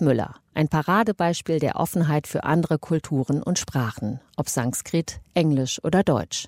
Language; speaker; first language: German; native; German